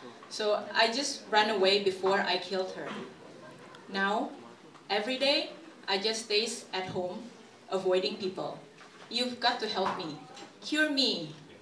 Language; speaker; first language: English; early bilingual, other home language; Indonesian